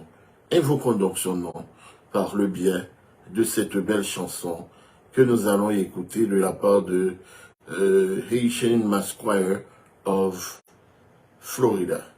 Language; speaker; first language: French; non-native, local second language; Haitian Creole